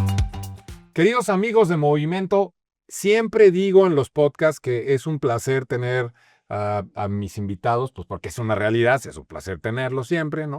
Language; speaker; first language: Spanish; native; Spanish